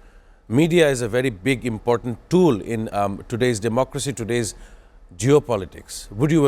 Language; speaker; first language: English; non-native, local second language; Bangla